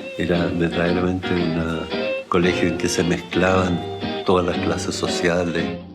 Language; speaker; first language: Spanish; early bilingual, other home language; German